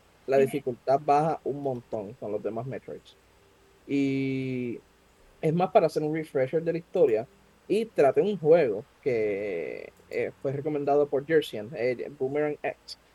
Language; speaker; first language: Spanish; native; Spanish